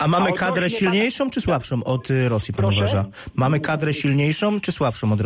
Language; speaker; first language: Polish; native; Polish